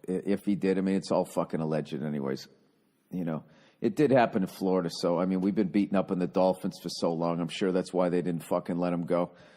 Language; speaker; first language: English; native; English